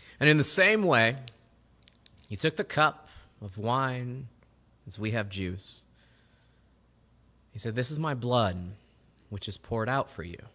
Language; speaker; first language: English; native; English